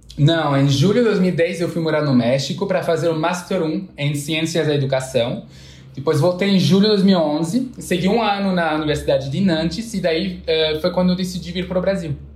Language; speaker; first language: Portuguese; non-native, fluent; French